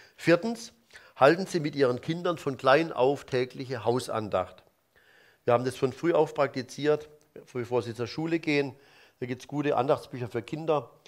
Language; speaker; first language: German; native; German